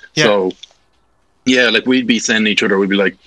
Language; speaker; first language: English; native; English